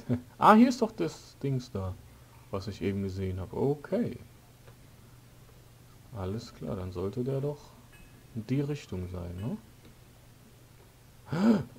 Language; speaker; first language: German; native; German